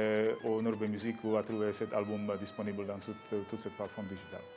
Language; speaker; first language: French; non-native, learner; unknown